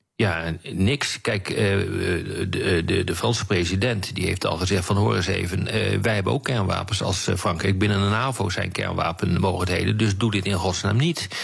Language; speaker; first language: Dutch; native; Dutch